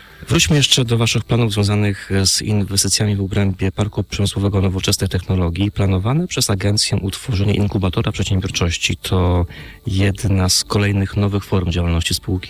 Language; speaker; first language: Polish; native; Polish